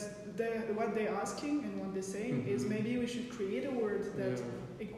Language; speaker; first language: English; non-native, learner; French